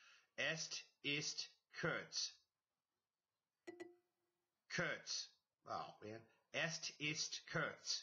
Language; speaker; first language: German; non-native, learner; English